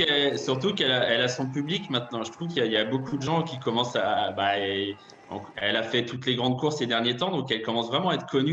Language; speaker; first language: French; native; French